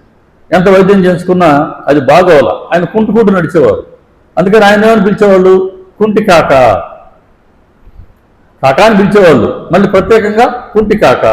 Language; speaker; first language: Telugu; native; Telugu